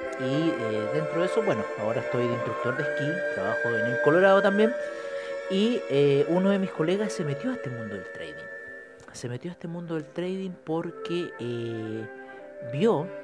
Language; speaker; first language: Spanish; native; Spanish